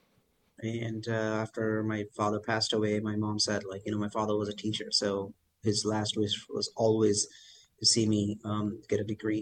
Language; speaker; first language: English; non-native, local second language; Bangla